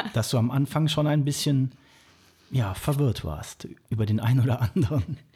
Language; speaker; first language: German; native; German